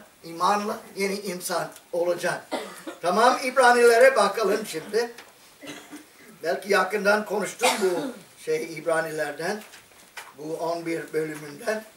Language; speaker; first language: Turkish; non-native, fluent; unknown